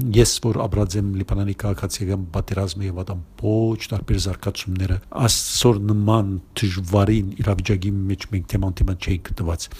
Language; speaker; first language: Armenian; early bilingual, heritage; Arabic